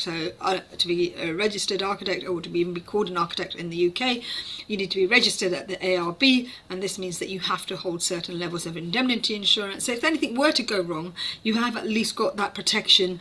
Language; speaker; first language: English; native; English